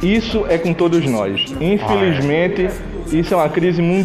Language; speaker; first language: Portuguese; native; Portuguese